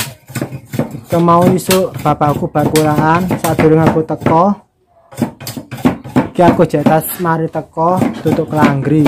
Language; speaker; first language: Indonesian; non-native, local second language; Javanese